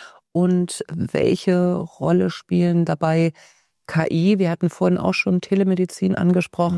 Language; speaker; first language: German; native; German